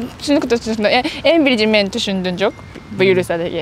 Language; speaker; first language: Kyrgyz; non-native, learner; Japanese